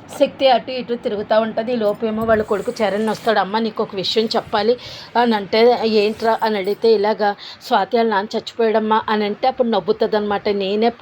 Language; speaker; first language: Telugu; native; Telugu